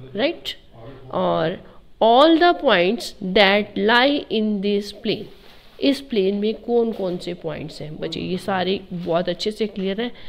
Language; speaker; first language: Hindi; native; Hindi